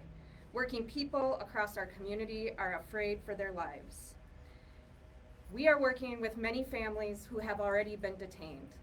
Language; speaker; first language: English; native; English